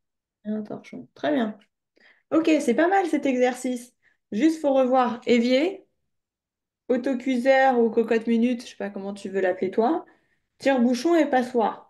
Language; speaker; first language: French; native; French